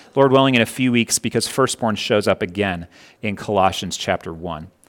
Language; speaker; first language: English; native; English